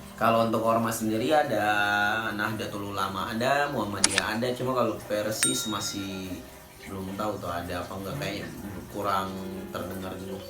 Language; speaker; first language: Indonesian; native; Indonesian